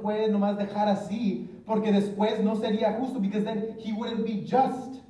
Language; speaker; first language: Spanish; early bilingual, heritage; English